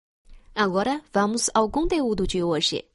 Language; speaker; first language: Portuguese; non-native, fluent; Chinese